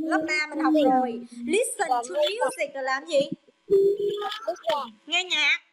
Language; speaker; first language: Vietnamese; native; Vietnamese